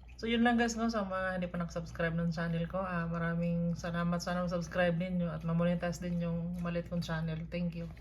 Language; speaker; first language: Filipino; native; Filipino